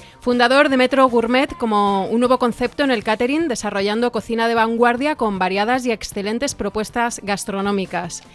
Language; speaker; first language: Spanish; native; Spanish